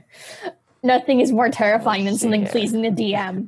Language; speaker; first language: English; native; English